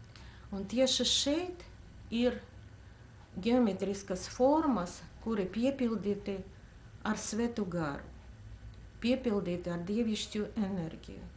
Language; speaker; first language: Latvian; non-native, local second language; Russian